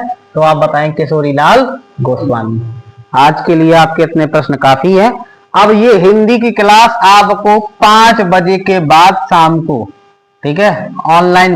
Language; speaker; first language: Hindi; native; Hindi